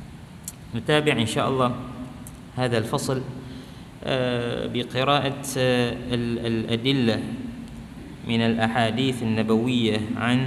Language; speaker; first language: Arabic; non-native, fluent; Malay